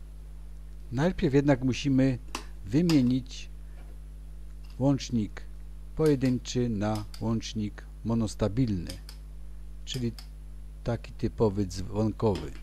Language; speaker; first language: Polish; native; Polish